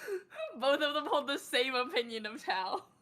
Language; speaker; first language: English; native; English